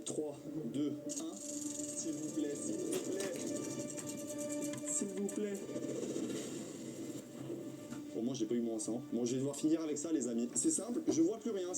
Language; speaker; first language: French; native; French